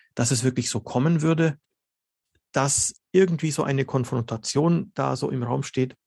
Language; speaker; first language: German; early bilingual, other home language; Slovenian